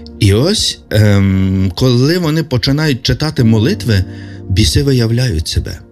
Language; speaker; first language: Ukrainian; native; Ukrainian